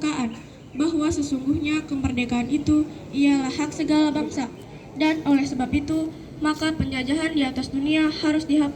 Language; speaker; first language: Indonesian; native; Indonesian